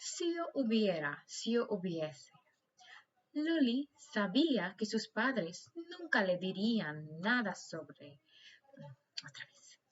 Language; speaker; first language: Spanish; non-native, learner; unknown